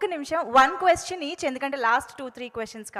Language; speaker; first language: Telugu; native; Telugu